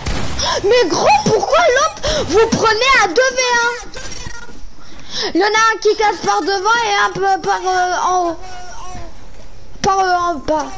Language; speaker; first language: French; native; French